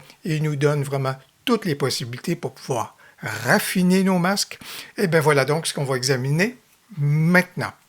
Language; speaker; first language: French; native; French